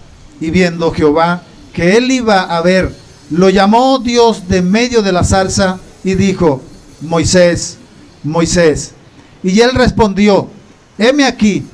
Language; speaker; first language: Spanish; native; Spanish